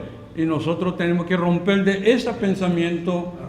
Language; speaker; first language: Spanish; non-native, fluent; Korean